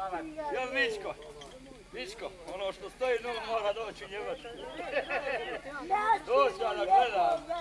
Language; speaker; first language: Bosnian; native; Bosnian